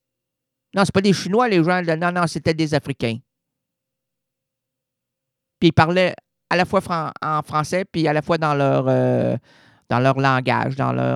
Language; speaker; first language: French; native; French